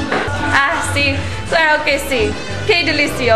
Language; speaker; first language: Spanish; non-native, learner; English